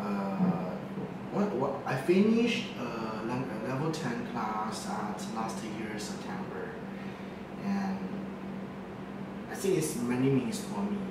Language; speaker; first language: English; non-native, learner; Chinese